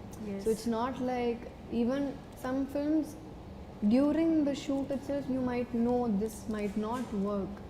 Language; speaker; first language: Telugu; non-native, fluent; Malayalam